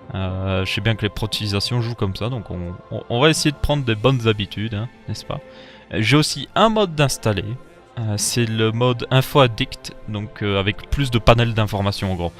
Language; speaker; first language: French; native; French